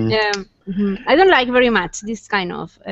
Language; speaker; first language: English; non-native, fluent; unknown